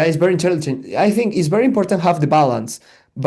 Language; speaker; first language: English; non-native, learner; Spanish